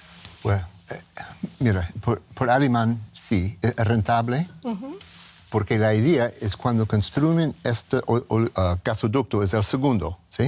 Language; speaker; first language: Spanish; non-native, learner; English